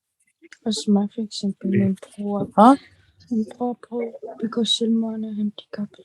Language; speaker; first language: Danish; non-native, local second language; Kalaallisut